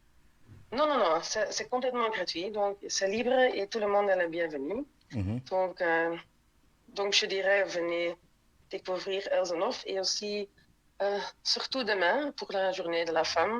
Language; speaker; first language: French; non-native, local second language; Dutch